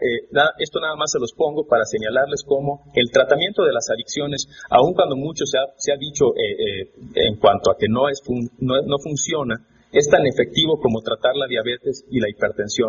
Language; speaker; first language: Spanish; native; Spanish